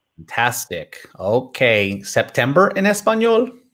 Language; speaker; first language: English; native; English